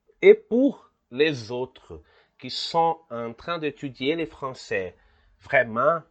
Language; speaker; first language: French; non-native, fluent; Portuguese